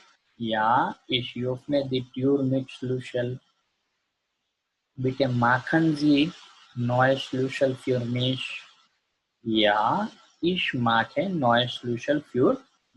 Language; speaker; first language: German; non-native, learner; Gujarati